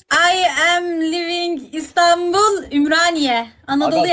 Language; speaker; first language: Turkish; native; Turkish